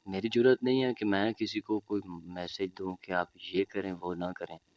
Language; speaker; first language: Urdu; non-native, local second language; Punjabi